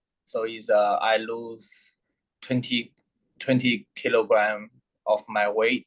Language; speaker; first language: English; non-native, learner; Thai